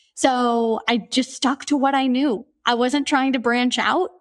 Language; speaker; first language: English; native; English